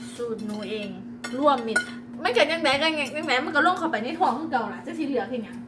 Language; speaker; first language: Thai; native; Thai